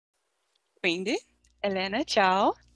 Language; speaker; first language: Italian; non-native, learner; Portuguese